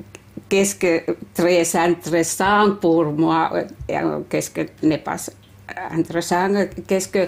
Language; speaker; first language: French; non-native, learner; Finnish